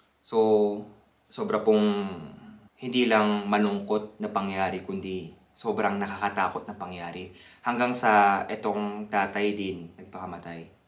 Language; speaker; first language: Filipino; early bilingual, other home language; Korean